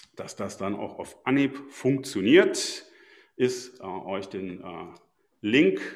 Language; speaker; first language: German; native; German